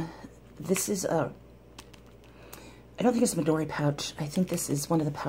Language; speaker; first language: English; native; English